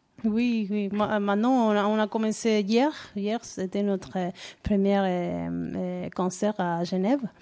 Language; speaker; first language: French; non-native, learner; Spanish